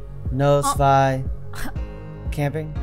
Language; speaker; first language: Portuguese; non-native, learner; English